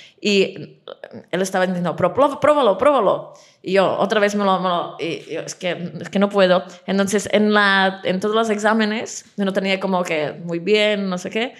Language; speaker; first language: Spanish; non-native, fluent; Czech